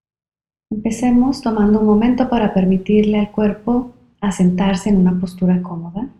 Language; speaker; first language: Spanish; native; Spanish